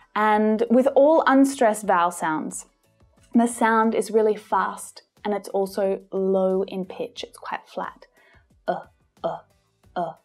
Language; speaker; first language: English; native; English